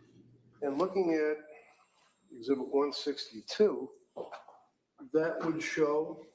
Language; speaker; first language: English; native; English